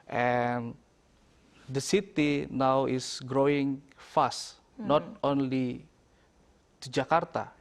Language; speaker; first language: English; non-native, learner; Indonesian